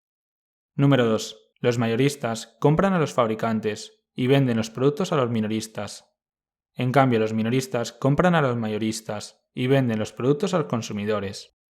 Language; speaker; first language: Spanish; native; Spanish